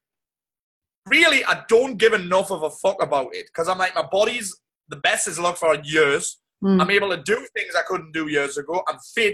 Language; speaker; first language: English; native; English